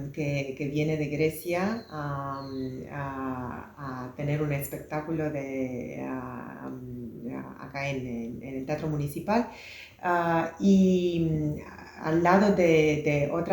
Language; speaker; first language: Spanish; non-native, fluent; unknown